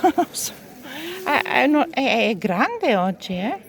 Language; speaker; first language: Italian; non-native, learner; English